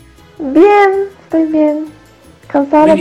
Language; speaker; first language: Spanish; non-native, fluent; Portuguese